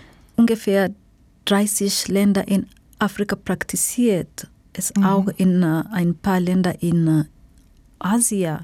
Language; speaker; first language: German; non-native, fluent; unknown